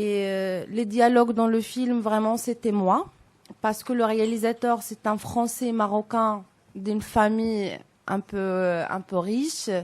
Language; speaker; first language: French; non-native, local second language; Arabic